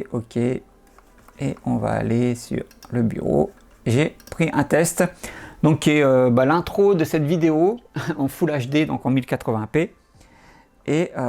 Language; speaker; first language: French; native; French